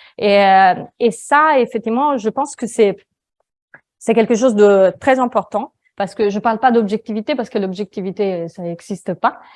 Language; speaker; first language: French; non-native, fluent; Italian